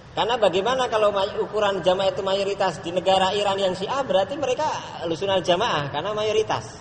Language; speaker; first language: Indonesian; native; Indonesian